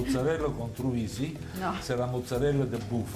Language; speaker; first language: French; non-native, fluent; Italian